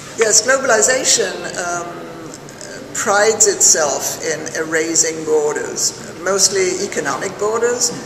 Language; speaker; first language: English; non-native, fluent; French